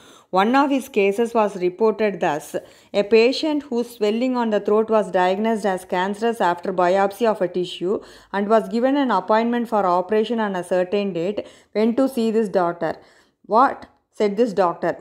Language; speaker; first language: English; non-native, local second language; Tamil